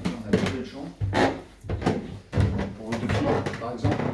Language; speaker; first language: French; native; French